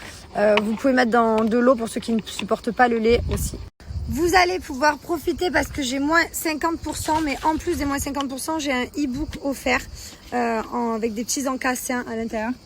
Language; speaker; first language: French; native; French